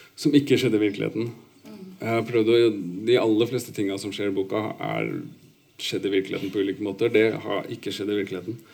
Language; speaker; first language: Norwegian; early bilingual, other home language; Urdu